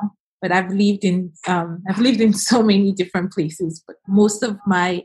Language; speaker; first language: English; non-native, local second language; Igbo